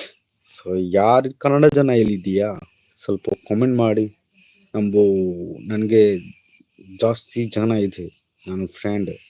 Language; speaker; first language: Kannada; non-native, learner; Bangla